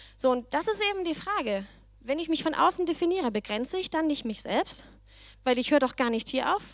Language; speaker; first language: German; non-native, fluent; Danish